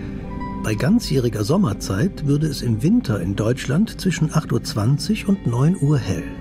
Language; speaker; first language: German; native; German